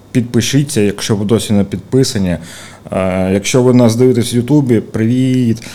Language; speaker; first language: Ukrainian; native; Ukrainian